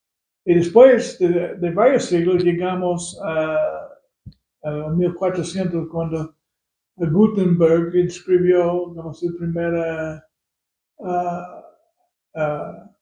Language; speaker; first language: Spanish; non-native, fluent; English